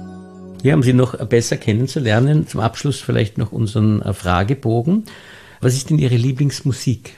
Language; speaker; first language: German; native; German